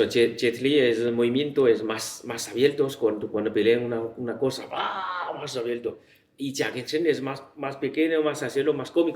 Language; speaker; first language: Spanish; non-native, learner; Chinese